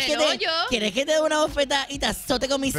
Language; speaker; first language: Spanish; native; Spanish